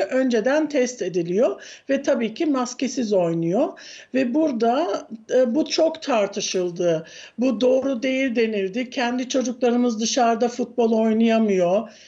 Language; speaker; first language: Turkish; early bilingual, heritage; Turkish